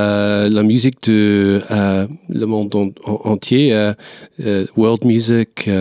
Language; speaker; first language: French; non-native, learner; English